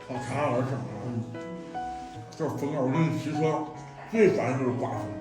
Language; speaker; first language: Chinese; native; Chinese